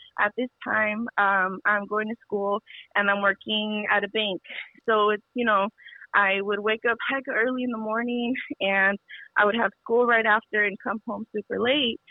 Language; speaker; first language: English; early bilingual, other home language; Spanish